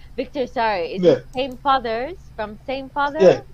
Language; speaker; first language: English; non-native, fluent; Persian